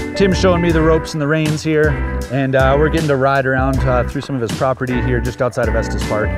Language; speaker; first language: English; native; English